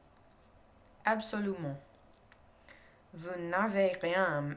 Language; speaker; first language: French; non-native, learner; English